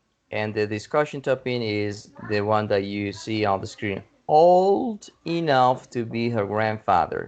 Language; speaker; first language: English; non-native, fluent; Spanish